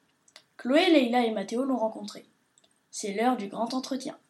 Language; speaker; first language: French; native; French